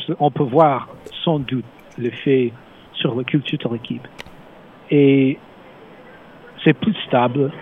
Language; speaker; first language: French; non-native, fluent; English